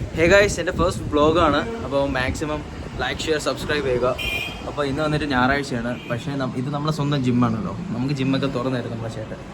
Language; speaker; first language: Malayalam; early bilingual, heritage; Malayalam